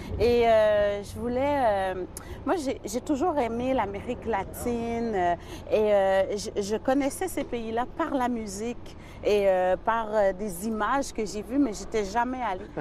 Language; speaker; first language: French; native; French